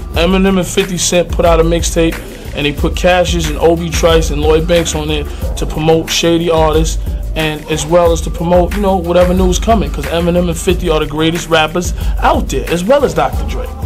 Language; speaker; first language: English; native; English